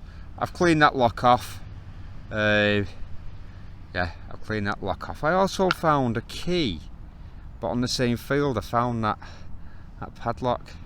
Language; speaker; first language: English; native; English